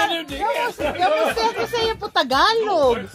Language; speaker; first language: Swedish; non-native, learner; Filipino